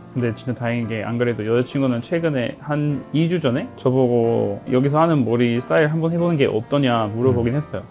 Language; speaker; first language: Korean; non-native, fluent; English